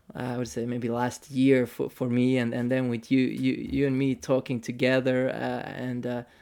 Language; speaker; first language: English; non-native, fluent; Finnish